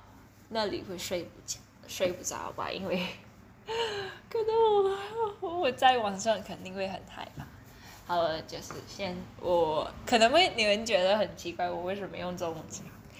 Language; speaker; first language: Chinese; early bilingual, heritage; Chinese